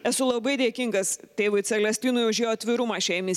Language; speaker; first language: Lithuanian; native; Lithuanian